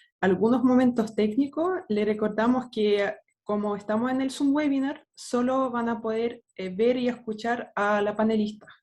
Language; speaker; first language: Spanish; native; Spanish